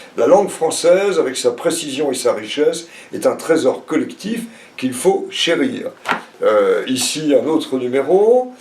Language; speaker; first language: French; native; French